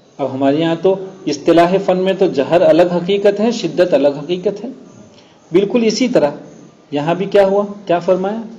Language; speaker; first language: Urdu; non-native, local second language; Gujarati